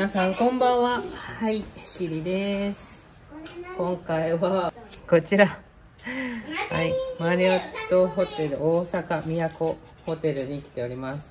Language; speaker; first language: Japanese; native; Japanese